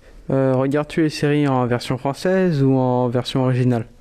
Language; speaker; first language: French; native; French